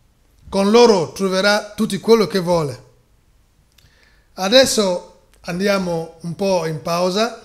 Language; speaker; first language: Italian; non-native, fluent; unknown